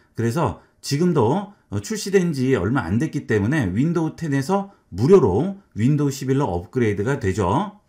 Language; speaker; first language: Korean; native; Korean